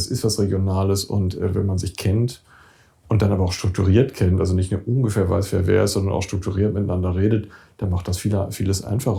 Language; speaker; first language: German; native; German